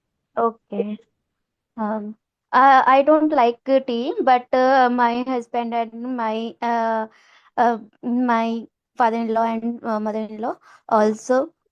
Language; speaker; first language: English; non-native, learner; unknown